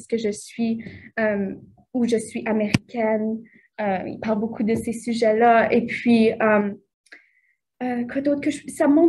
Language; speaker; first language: French; native; French